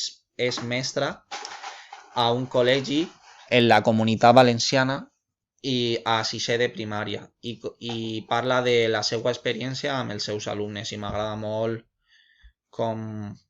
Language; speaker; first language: Catalan; non-native, local second language; Spanish